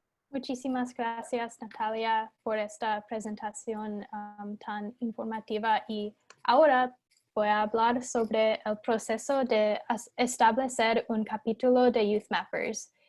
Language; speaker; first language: Spanish; non-native, fluent; English